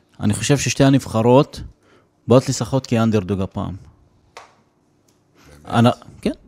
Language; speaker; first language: Hebrew; non-native, local second language; Arabic